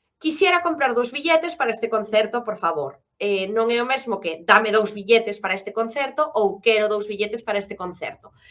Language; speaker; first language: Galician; native; Galician